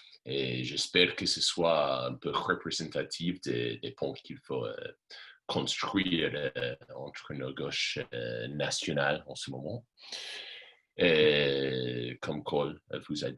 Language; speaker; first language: French; non-native, fluent; English